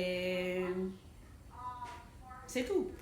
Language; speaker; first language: French; non-native, fluent; English